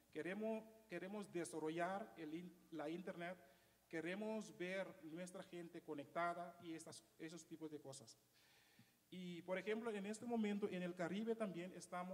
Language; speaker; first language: Spanish; non-native, fluent; Papiamento